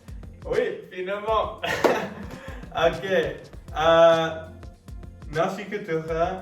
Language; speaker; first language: French; non-native, learner; English